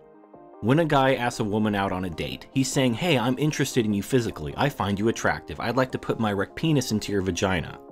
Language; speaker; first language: English; native; English